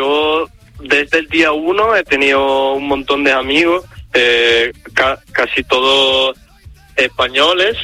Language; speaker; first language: Spanish; non-native, fluent; Italian